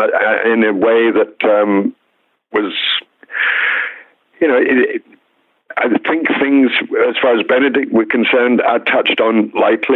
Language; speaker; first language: English; native; English